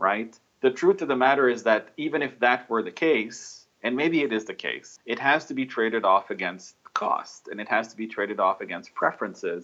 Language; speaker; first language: English; native; English